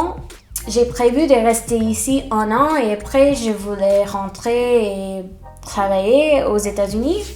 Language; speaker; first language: French; non-native, fluent; English